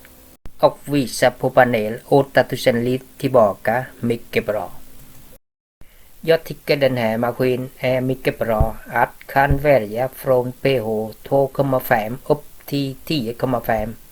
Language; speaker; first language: Swedish; non-native, learner; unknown